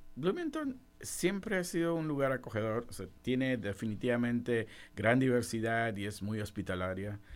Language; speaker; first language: Spanish; native; Spanish